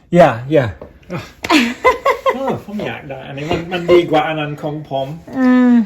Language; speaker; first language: Thai; early bilingual, heritage; Thai